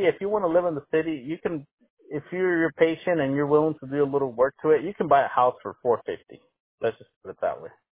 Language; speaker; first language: English; early bilingual, other home language; Spanish